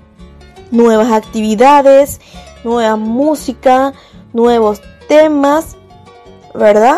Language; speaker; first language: Spanish; native; Spanish